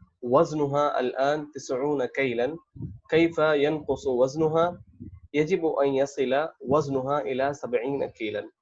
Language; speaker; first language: Arabic; non-native, fluent; Urdu